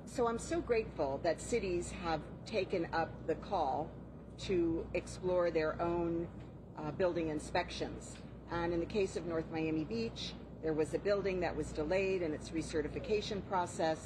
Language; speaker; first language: English; native; English